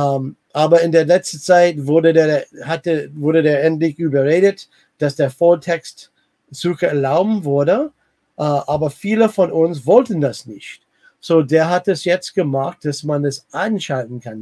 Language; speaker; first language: German; non-native, learner; English